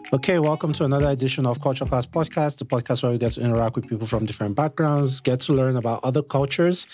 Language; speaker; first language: English; non-native, local second language; Yoruba